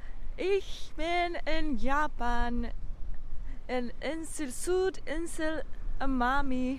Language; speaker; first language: German; non-native, learner; Japanese